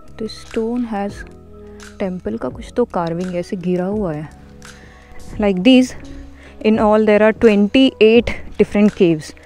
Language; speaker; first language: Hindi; non-native, local second language; Marathi